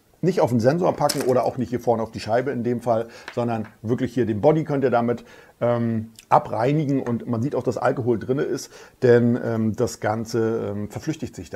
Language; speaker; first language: German; native; German